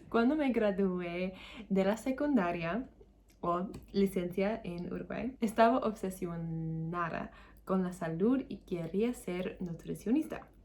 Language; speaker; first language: Spanish; non-native, learner; English